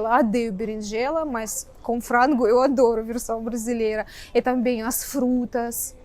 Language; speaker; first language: Portuguese; non-native, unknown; Russian